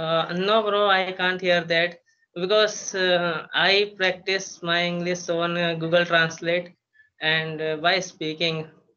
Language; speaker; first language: English; non-native, learner; Hindi